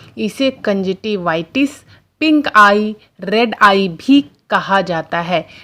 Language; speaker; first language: Hindi; non-native, local second language; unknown